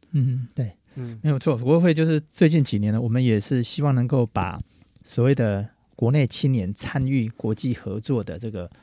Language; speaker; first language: Chinese; native; Chinese